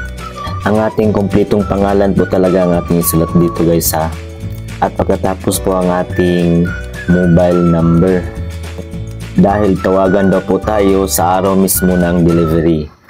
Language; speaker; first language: Filipino; native; Filipino